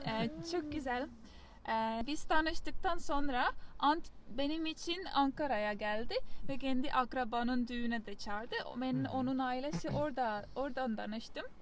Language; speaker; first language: Turkish; non-native, fluent; Estonian